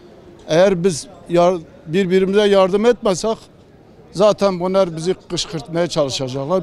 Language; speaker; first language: Turkish; non-native, local second language; Kurdish